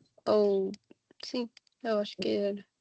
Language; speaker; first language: Portuguese; non-native, learner; Spanish